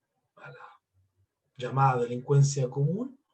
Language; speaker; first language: Spanish; native; Spanish